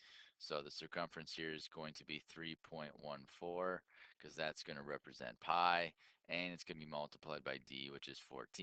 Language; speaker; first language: English; native; English